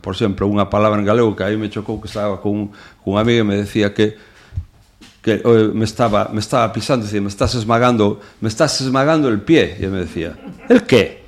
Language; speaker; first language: Galician; non-native, local second language; Spanish